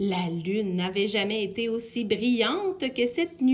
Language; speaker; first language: French; native; French